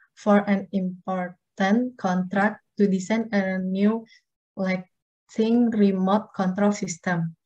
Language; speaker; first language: English; non-native, learner; Indonesian